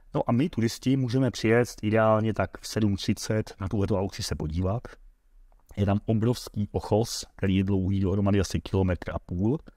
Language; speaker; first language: Czech; early bilingual, heritage; Dutch